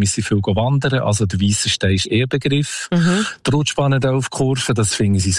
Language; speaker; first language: German; native; German